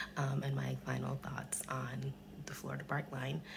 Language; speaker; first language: English; native; English